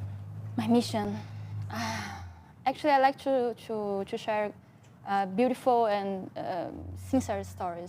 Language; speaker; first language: English; non-native, fluent; Portuguese